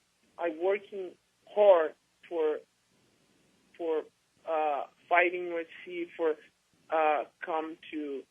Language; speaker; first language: English; non-native, learner; Portuguese